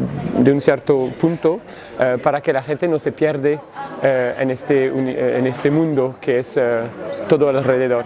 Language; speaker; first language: Spanish; non-native, fluent; French